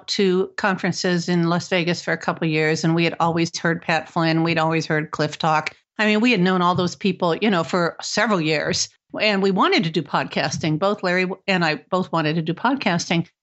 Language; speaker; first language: English; native; English